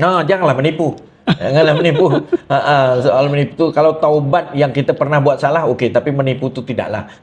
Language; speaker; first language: Malay; native; Malay